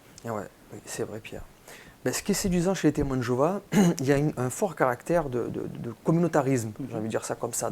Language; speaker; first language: French; native; French